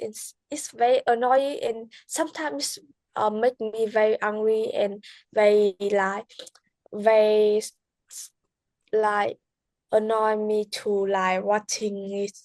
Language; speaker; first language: English; non-native, learner; Vietnamese